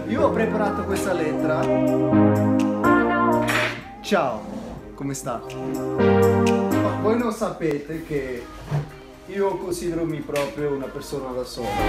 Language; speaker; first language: Italian; non-native, learner; Spanish